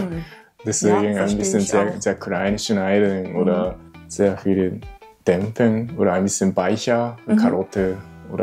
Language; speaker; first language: German; non-native, learner; Japanese